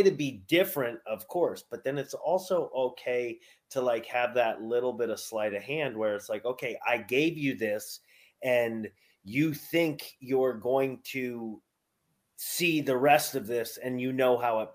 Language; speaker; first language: English; native; English